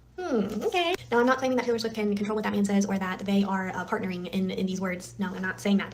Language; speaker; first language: English; native; English